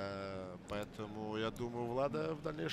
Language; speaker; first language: Russian; native; Russian